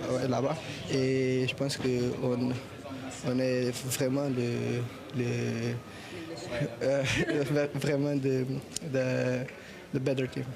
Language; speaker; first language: French; non-native, fluent; Portuguese